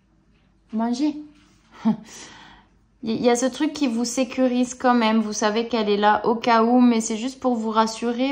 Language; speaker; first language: French; native; French